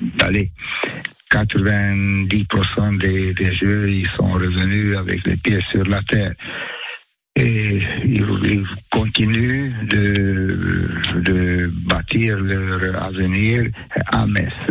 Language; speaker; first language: French; non-native, fluent; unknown